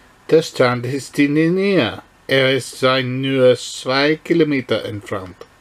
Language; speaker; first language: German; non-native, learner; English